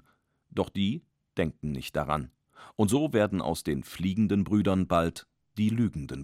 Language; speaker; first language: German; native; German